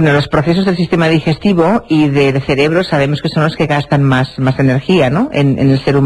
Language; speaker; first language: Spanish; native; Spanish